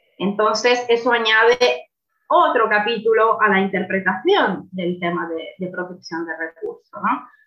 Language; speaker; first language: Spanish; non-native, fluent; Italian